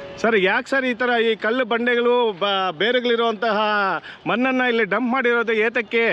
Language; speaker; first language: Kannada; native; Kannada